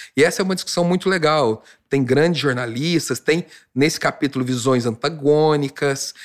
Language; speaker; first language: Portuguese; native; Portuguese